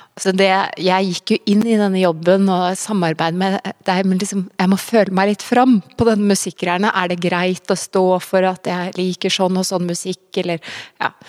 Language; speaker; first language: Norwegian; native; Norwegian